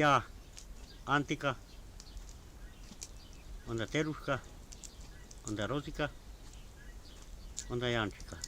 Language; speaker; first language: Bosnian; non-native, local second language; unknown